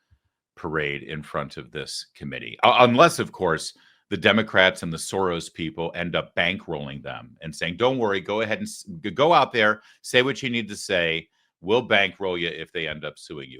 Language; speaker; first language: English; native; English